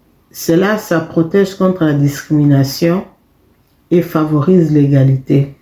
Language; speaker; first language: French; non-native, fluent; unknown